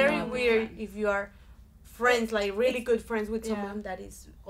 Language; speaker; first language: English; non-native, fluent; Spanish